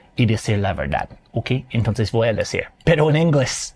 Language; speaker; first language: Spanish; non-native, learner; English